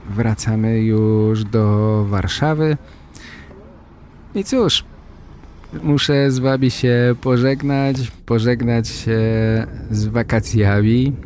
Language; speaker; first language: Polish; native; Polish